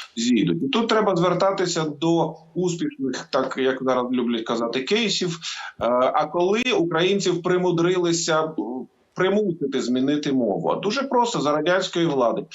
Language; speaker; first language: Ukrainian; non-native, local second language; Russian